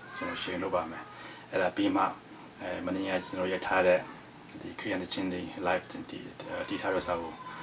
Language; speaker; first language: Burmese; non-native, local second language; Hakha Chin